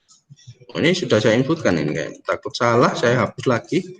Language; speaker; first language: Indonesian; native; Indonesian